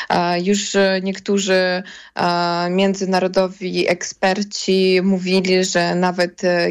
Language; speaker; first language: Polish; non-native, fluent; Ukrainian